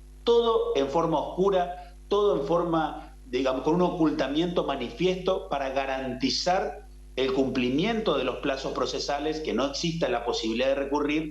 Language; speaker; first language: Spanish; native; Spanish